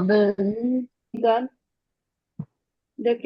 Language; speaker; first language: German; non-native, learner; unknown